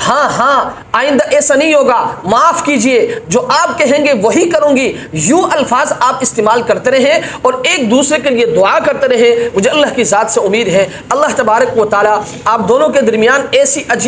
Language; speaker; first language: Urdu; native; Urdu